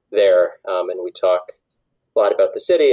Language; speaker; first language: English; native; English